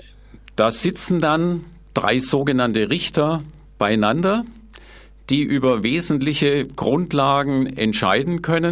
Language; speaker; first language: German; native; German